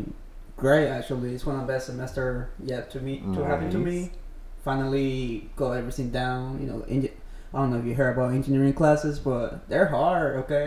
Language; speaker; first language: English; non-native, fluent; Spanish